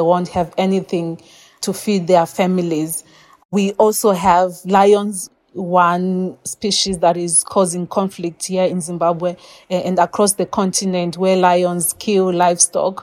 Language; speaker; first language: English; non-native, local second language; Shona